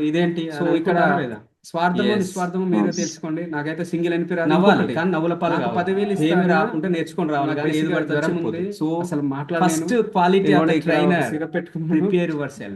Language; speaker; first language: Telugu; native; Telugu